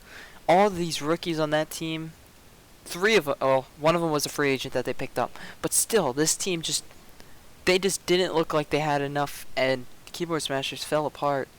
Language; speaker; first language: English; native; English